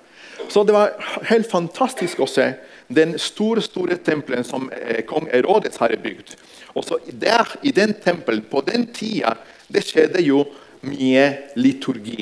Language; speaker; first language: Norwegian; non-native, fluent; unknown